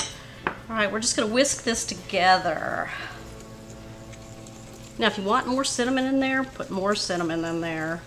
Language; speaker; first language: English; native; English